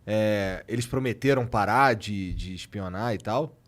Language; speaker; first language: Portuguese; native; Portuguese